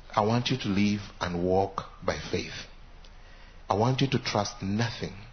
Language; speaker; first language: English; non-native, local second language; Ganda